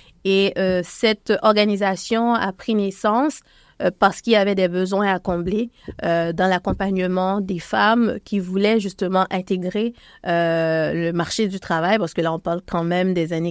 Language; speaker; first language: French; native; French